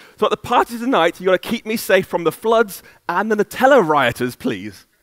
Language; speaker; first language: English; native; English